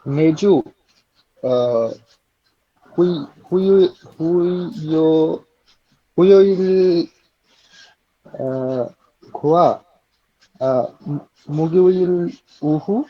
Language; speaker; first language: Korean; non-native, learner; Bangla